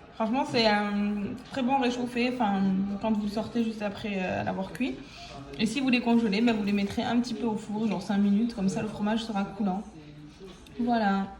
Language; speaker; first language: French; early bilingual, other home language; Arabic